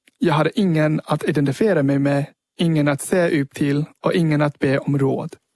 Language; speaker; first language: Swedish; early bilingual, heritage; Swedish